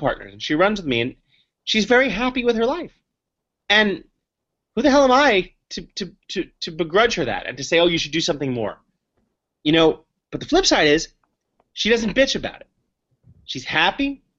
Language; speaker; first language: English; native; English